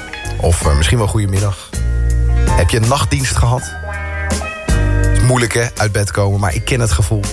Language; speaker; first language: Dutch; native; Dutch